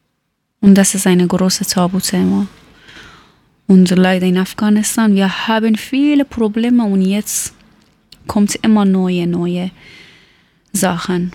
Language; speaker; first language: German; non-native, learner; Persian